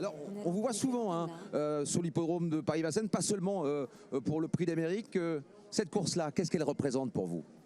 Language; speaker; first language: French; native; French